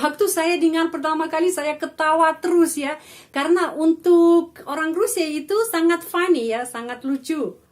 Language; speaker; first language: Indonesian; non-native, fluent; Russian